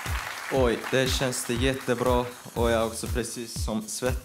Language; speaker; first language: Swedish; non-native, learner; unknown